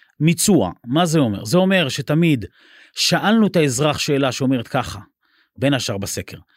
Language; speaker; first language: Hebrew; native; Hebrew